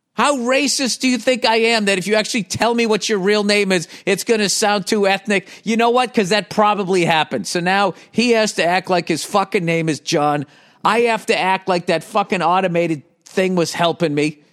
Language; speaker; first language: English; native; English